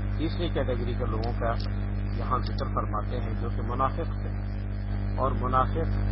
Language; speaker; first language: Urdu; non-native, local second language; Pashto